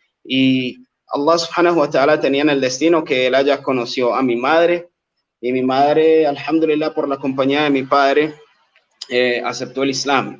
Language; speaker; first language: Spanish; native; Spanish